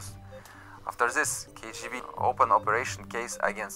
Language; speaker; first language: English; non-native, fluent; Russian